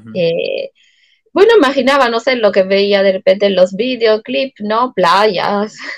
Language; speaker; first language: Spanish; non-native, fluent; Italian